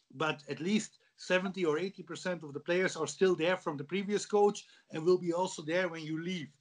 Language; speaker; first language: English; non-native, fluent; Dutch